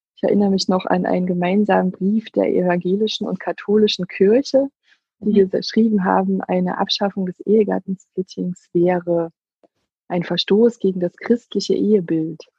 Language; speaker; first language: German; native; German